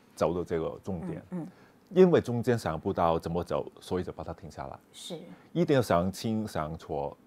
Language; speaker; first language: Chinese; non-native, local second language; Cantonese